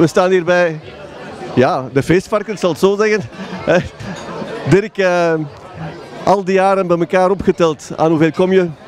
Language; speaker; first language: Dutch; native; Dutch